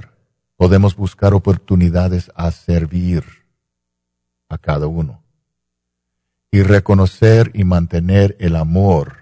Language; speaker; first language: Spanish; non-native, fluent; English